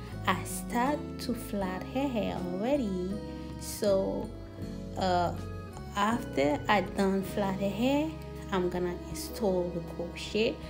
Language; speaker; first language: English; non-native, fluent; Haitian Creole